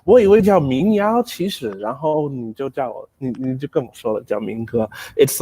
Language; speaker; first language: Chinese; non-native, fluent; English